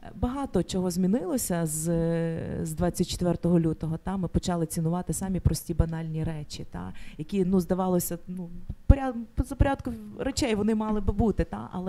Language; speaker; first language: Ukrainian; native; Ukrainian